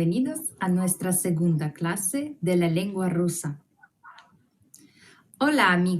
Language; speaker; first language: Spanish; non-native, fluent; Russian